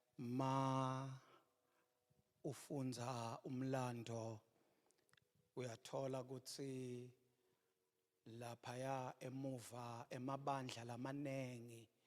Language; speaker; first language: Zulu; non-native, local second language; Swati